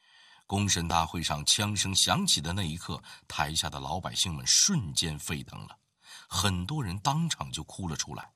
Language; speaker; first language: Chinese; native; Chinese